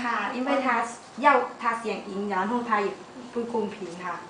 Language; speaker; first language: Chinese; non-native, learner; Thai